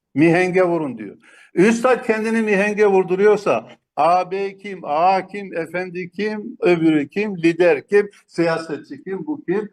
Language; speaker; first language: Turkish; native; Turkish